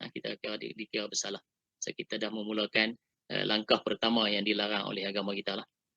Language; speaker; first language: Malay; native; Malay